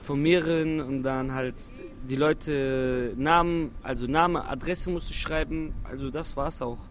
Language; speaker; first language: German; non-native, local second language; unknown